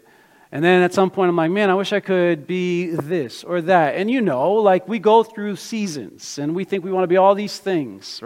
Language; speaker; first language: English; native; English